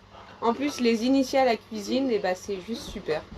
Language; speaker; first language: French; native; French